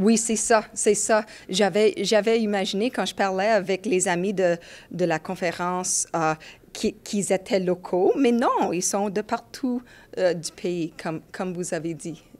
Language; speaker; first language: French; non-native, learner; English